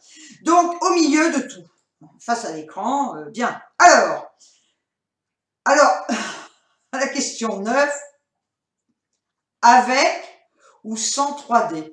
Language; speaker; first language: French; native; French